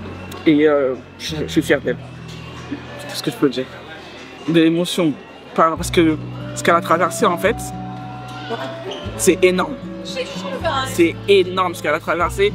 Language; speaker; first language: French; native; French